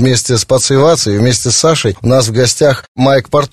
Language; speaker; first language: Russian; native; Russian